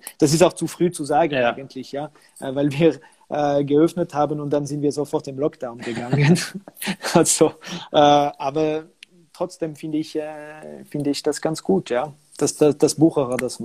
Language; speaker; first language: German; non-native, local second language; French